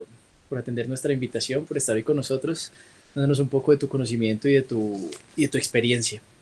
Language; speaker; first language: Spanish; native; Spanish